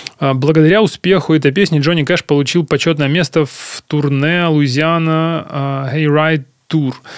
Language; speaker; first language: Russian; native; Russian